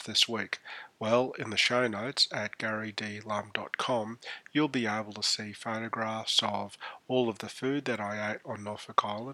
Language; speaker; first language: English; native; English